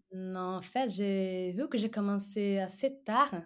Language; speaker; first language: French; non-native, fluent; Portuguese